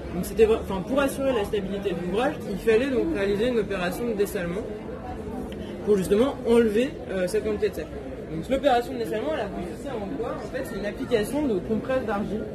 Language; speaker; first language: French; native; French